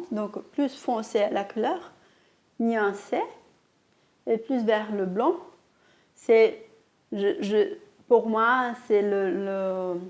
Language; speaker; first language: French; non-native, fluent; Portuguese